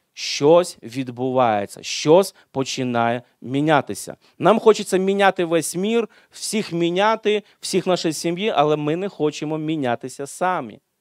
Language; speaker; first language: Ukrainian; non-native, local second language; Russian